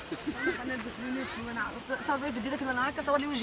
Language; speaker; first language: Arabic; native; Arabic